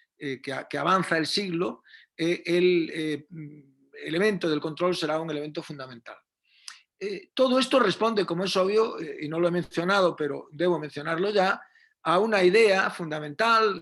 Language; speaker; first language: Spanish; native; Spanish